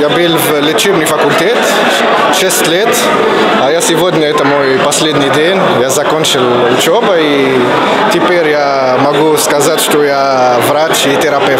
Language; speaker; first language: Russian; non-native, fluent; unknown